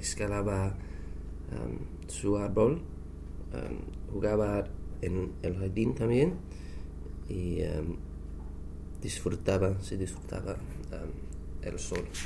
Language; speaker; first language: Spanish; non-native, learner; English